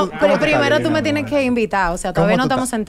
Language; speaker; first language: Spanish; native; Spanish